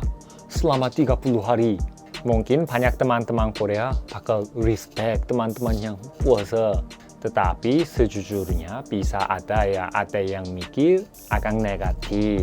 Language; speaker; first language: Indonesian; non-native, fluent; Korean